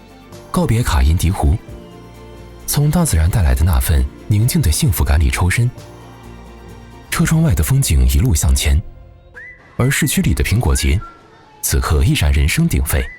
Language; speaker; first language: Chinese; native; Chinese